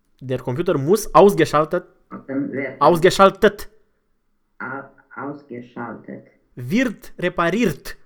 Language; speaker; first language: German; non-native, fluent; Romanian